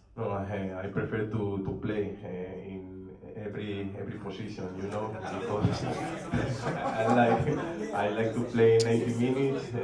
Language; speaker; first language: English; non-native, learner; Spanish